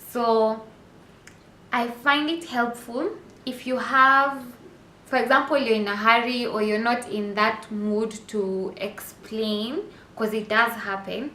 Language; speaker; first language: English; non-native, local second language; Swahili